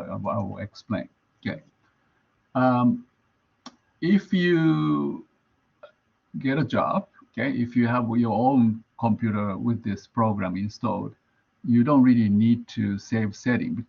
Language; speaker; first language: English; non-native, fluent; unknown